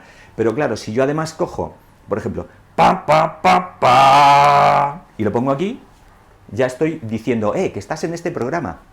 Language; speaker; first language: Spanish; native; Spanish